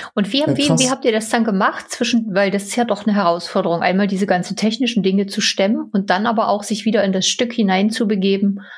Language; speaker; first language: German; native; German